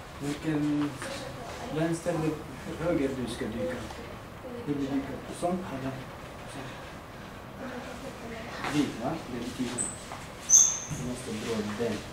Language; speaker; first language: Swedish; non-native, learner; Russian